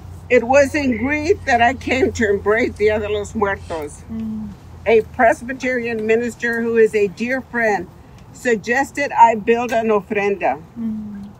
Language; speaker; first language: English; early bilingual, other home language; Spanish